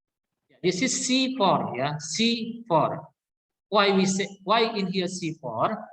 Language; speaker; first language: English; non-native, learner; Indonesian